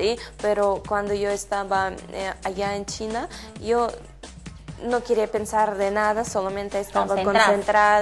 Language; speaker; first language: Spanish; non-native, learner; Russian